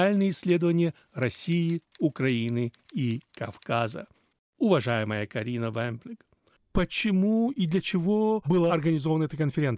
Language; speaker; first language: Russian; non-native, local second language; Chechen